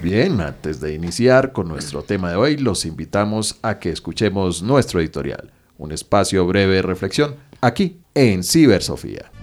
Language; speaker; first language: Spanish; native; Spanish